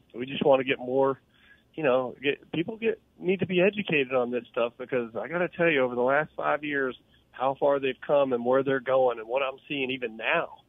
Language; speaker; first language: English; native; English